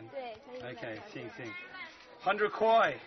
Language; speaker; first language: Chinese; non-native, learner; English